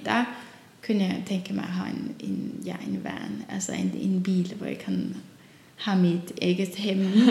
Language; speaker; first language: Swedish; non-native, learner; Faroese